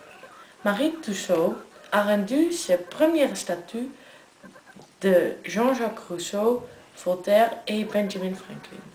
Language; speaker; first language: French; non-native, learner; Dutch